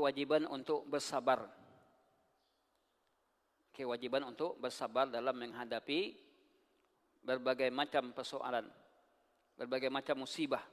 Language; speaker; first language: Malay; non-native, local second language; Minangkabau